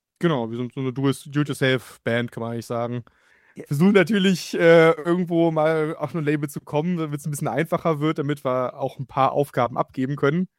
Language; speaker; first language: German; native; German